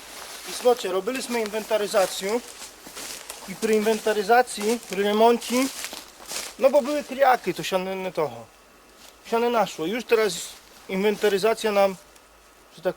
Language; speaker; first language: Polish; non-native, local second language; Rusyn